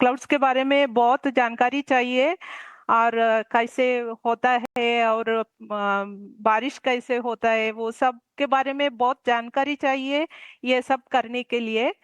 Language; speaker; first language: Hindi; non-native, local second language; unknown